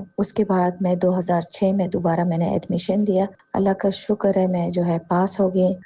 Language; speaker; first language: Urdu; non-native, fluent; Tajik